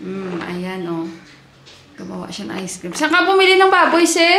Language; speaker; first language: Filipino; native; Filipino